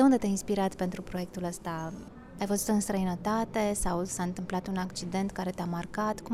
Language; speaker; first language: Romanian; native; Romanian